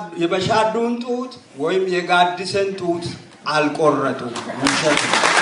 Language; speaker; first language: Amharic; non-native, local second language; Wolaytta